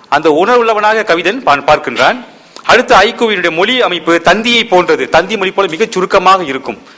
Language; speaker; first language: Tamil; early bilingual, heritage; Tamil